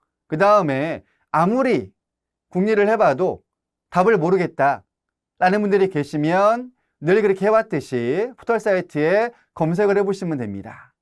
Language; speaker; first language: Korean; native; Korean